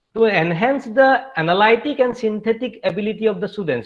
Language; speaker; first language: English; non-native, local second language; Assamese